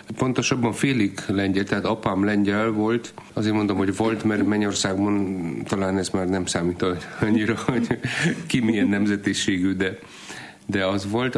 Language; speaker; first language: Hungarian; non-native, fluent; Polish